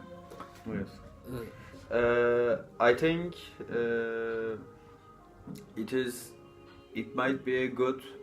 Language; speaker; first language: English; non-native, fluent; Turkish